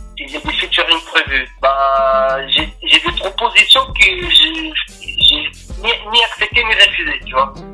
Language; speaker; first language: French; non-native, fluent; Portuguese